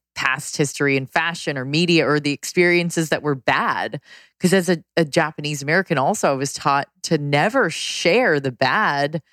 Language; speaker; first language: English; native; English